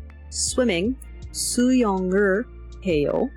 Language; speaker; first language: Korean; non-native, learner; English